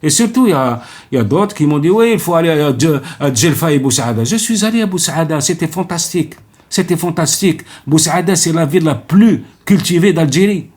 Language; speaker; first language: French; non-native, local second language; Arabic